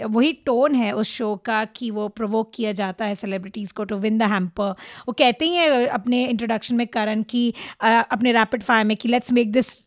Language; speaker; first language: Hindi; non-native, local second language; Marathi